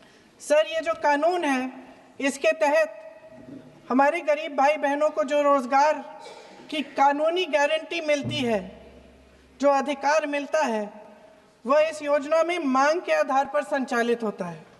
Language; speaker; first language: Hindi; native; Hindi